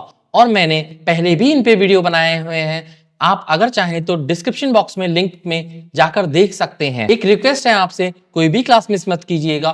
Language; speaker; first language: Hindi; native; Hindi